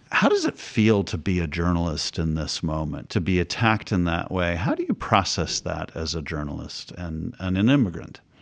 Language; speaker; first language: English; native; English